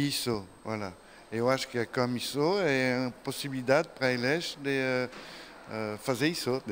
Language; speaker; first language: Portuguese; non-native, learner; French